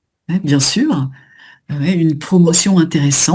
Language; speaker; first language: French; native; French